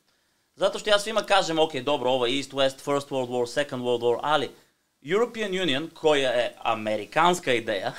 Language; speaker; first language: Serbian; non-native, learner; Bulgarian